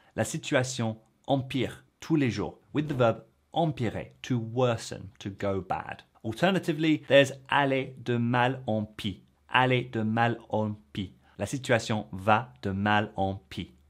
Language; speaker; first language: English; native; English